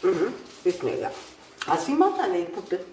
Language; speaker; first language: German; non-native, local second language; Tamil